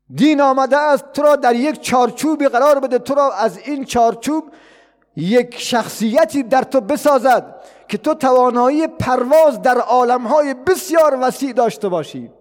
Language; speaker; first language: Persian; non-native, local second language; Baluchi